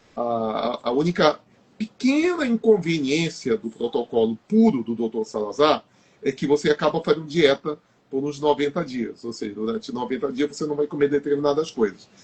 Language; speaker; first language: Portuguese; native; Portuguese